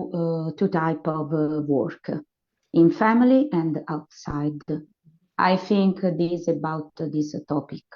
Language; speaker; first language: English; non-native, learner; Italian